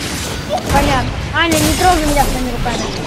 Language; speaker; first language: Russian; native; Russian